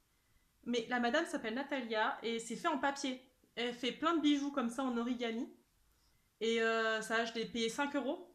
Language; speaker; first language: French; native; French